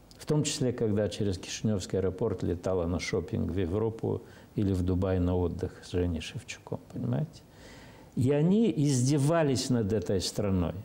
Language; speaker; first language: Russian; non-native, local second language; Romanian